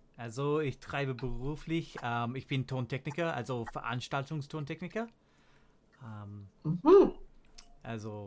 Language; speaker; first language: German; non-native, learner; English